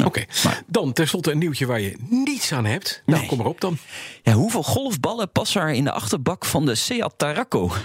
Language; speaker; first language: Dutch; native; Dutch